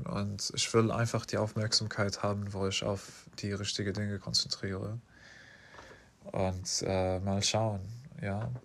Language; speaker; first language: German; non-native, fluent; English